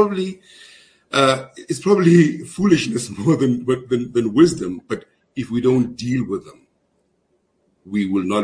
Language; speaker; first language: English; non-native, local second language; Zulu